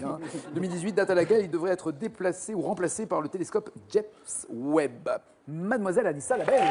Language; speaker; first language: French; native; French